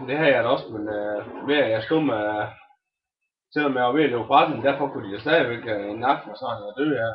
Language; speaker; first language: Danish; native; Danish